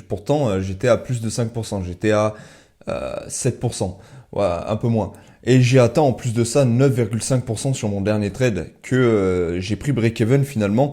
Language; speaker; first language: French; native; French